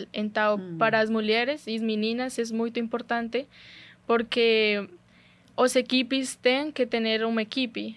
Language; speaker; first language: Portuguese; non-native, learner; Spanish